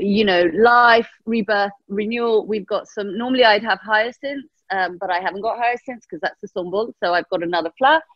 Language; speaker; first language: English; early bilingual, other home language; Persian